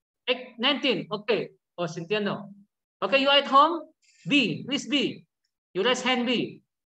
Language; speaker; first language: English; non-native, learner; Indonesian